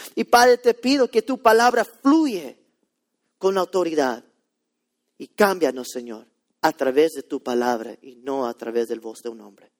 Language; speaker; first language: Spanish; early bilingual, heritage; Spanish